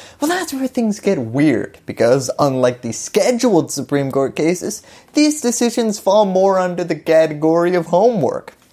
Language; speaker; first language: English; native; English